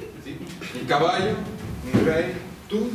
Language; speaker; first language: Spanish; non-native, learner; English